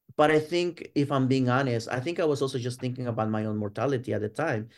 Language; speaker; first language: English; non-native, fluent; Spanish